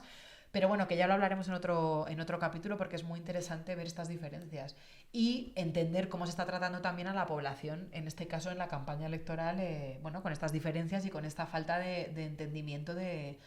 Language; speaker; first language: Spanish; native; Spanish